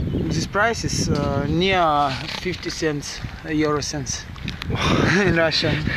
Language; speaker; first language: English; non-native, learner; Russian